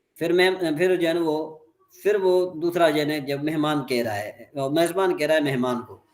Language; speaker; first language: Urdu; non-native, local second language; Sindhi